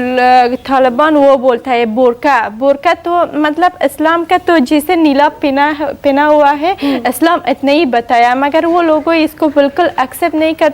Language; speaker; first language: Hindi; non-native, learner; Persian